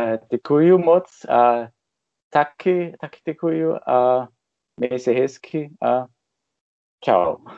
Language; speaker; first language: Czech; non-native, learner; German